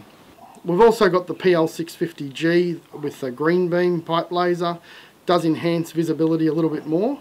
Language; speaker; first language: English; native; English